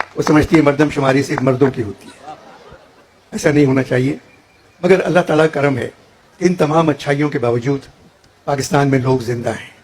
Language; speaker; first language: Urdu; native; Urdu